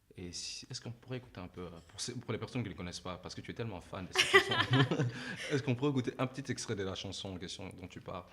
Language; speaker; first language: French; non-native, local second language; Lingala